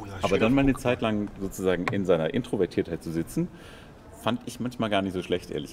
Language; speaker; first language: German; native; German